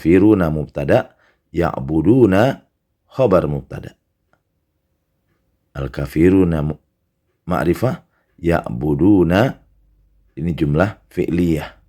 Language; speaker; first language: Arabic; non-native, fluent; Indonesian